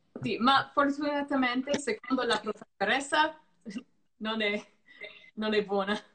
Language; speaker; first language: Italian; non-native, learner; English